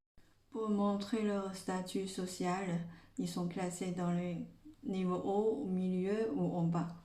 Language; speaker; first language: French; non-native, fluent; Chinese